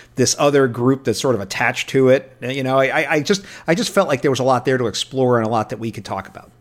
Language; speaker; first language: English; native; English